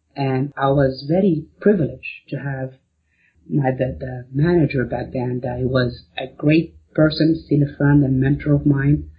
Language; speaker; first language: English; non-native, fluent; Arabic